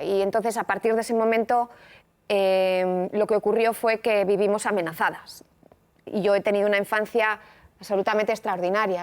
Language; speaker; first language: Spanish; native; Spanish